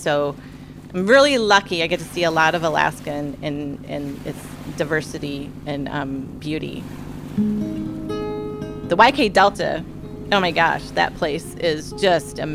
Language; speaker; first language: English; native; English